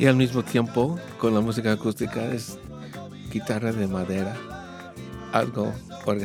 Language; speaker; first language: Spanish; early bilingual, heritage; Spanish